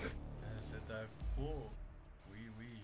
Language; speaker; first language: French; non-native, learner; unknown